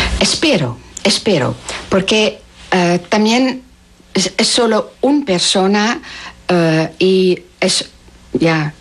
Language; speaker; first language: Spanish; non-native, learner; Dutch